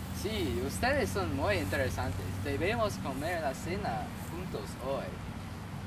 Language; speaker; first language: Spanish; non-native, learner; English